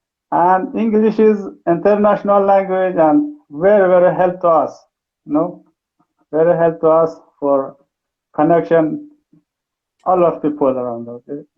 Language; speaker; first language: English; non-native, learner; Persian